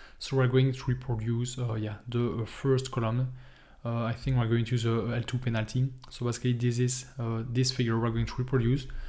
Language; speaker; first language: English; non-native, fluent; French